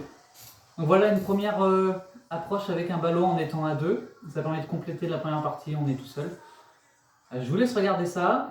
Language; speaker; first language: French; native; French